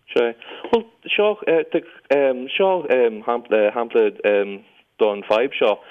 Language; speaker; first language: Irish; non-native, local second language; English